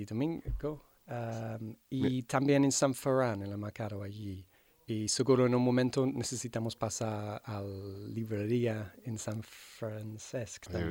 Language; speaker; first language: Spanish; non-native, fluent; English